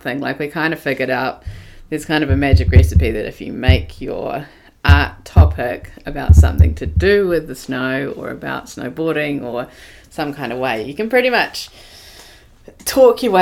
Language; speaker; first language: English; native; English